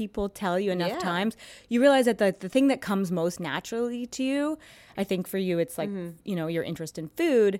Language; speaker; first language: English; native; English